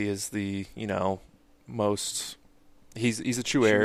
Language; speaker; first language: English; native; English